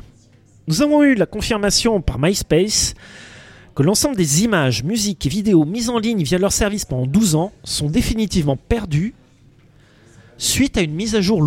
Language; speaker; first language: French; native; French